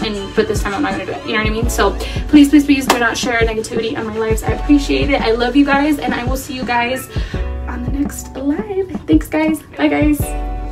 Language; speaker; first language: English; early bilingual, other home language; Spanish